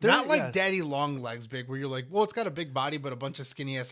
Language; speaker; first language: English; native; English